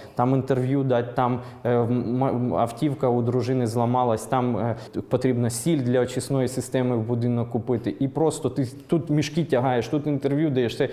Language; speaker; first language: Ukrainian; non-native, local second language; Russian